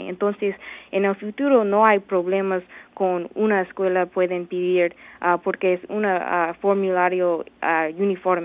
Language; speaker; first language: Spanish; non-native, learner; English